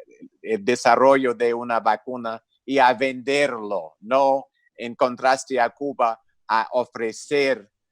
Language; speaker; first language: Spanish; non-native, fluent; English